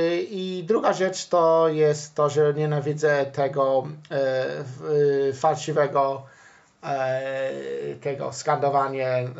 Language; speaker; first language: Polish; non-native, fluent; English